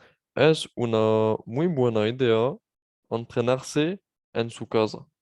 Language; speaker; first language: Spanish; non-native, learner; French